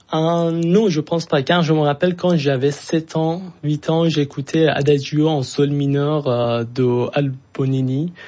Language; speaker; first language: French; non-native, fluent; Persian